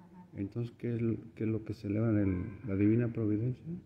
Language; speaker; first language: Spanish; native; Spanish